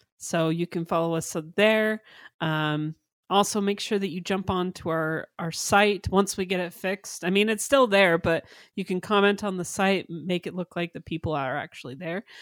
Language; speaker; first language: English; native; English